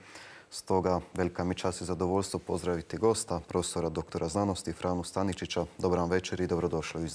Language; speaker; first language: Croatian; native; Croatian